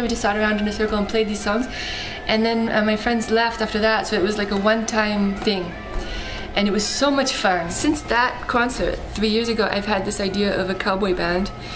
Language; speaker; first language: English; native; English